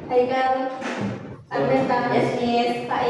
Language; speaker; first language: English; non-native, learner; Indonesian